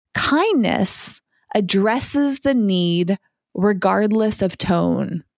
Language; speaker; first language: English; native; English